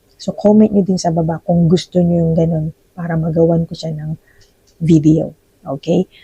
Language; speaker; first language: Filipino; native; Filipino